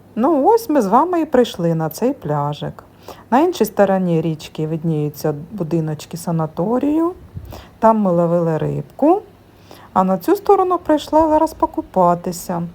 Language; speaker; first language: Ukrainian; non-native, local second language; Russian